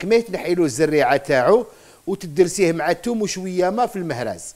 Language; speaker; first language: Arabic; native; Arabic